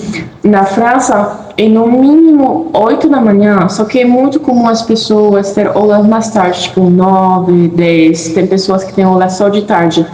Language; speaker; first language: Portuguese; non-native, fluent; French